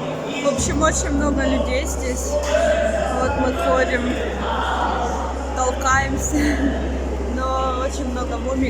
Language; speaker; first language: Russian; native; Russian